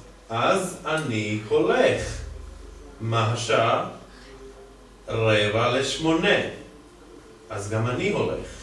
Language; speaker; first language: Hebrew; non-native, fluent; Serbian